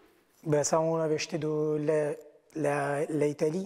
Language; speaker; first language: French; non-native, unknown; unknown